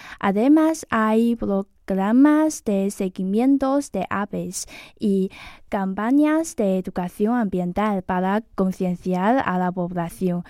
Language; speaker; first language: Spanish; non-native, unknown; Chinese